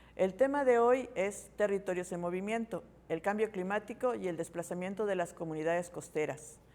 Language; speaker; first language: Spanish; native; Spanish